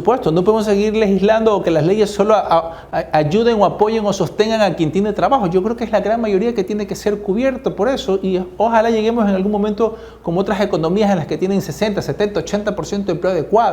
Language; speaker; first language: Spanish; native; Spanish